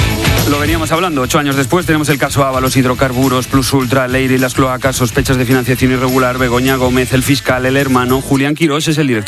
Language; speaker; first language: Spanish; native; Spanish